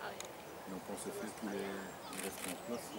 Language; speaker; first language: French; native; French